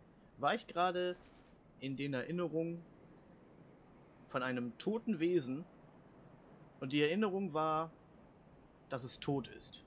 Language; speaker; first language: German; native; German